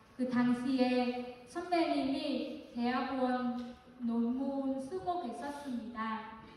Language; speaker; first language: Korean; non-native, fluent; Vietnamese